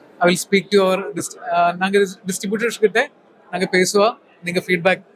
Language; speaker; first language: Tamil; non-native, learner; Malayalam